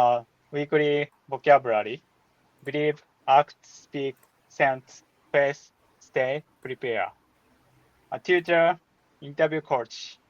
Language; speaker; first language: English; non-native, learner; Japanese